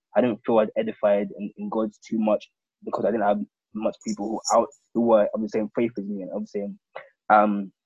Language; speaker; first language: English; native; English